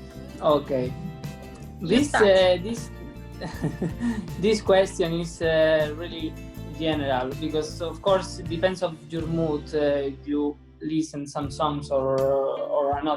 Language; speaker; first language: English; non-native, fluent; Spanish